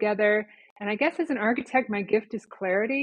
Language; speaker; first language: English; native; English